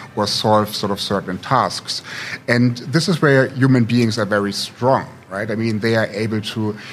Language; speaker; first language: English; non-native, fluent; German